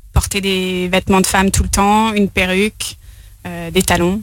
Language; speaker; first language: French; native; French